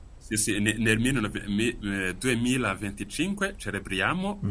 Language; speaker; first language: Spanish; non-native, learner; Kinyarwanda